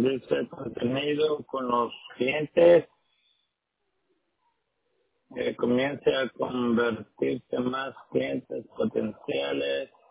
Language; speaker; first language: Spanish; native; Spanish